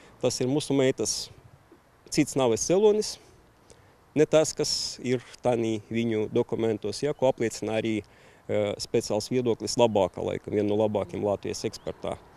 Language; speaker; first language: Latvian; non-native, local second language; Russian